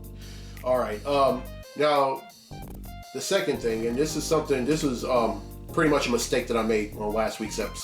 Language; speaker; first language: English; native; English